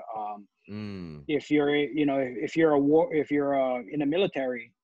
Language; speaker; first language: English; native; English